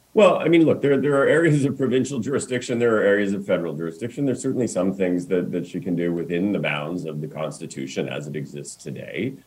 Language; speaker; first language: English; native; English